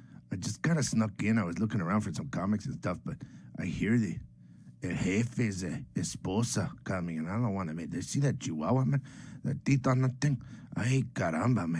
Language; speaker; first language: English; native; English